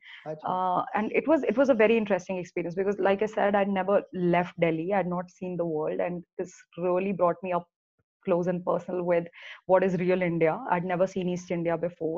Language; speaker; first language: English; non-native, local second language; Hindi